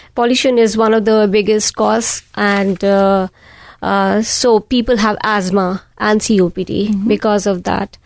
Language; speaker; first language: English; non-native, local second language; Hindi